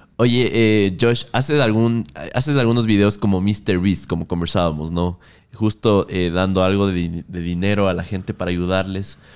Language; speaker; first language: Spanish; native; Spanish